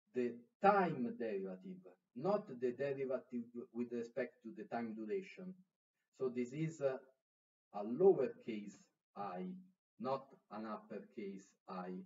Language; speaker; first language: English; non-native, fluent; Italian